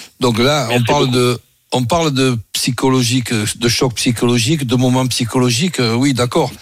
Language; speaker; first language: French; native; French